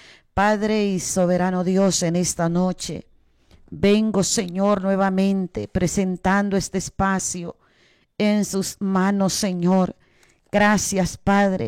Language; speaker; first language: Spanish; native; Spanish